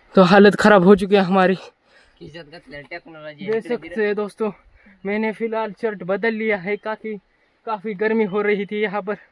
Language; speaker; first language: Hindi; non-native, local second language; Marathi